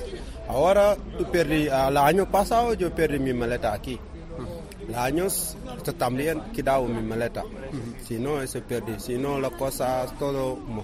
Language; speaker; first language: Spanish; non-native, learner; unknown